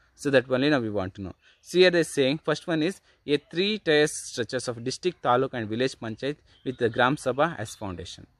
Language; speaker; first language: English; non-native, local second language; Kannada